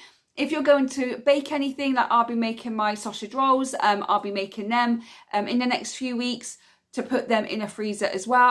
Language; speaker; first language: English; native; English